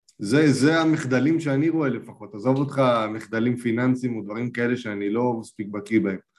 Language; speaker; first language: Hebrew; native; Hebrew